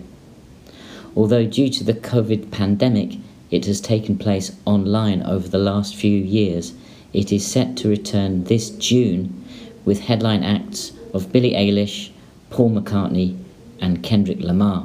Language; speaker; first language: English; native; English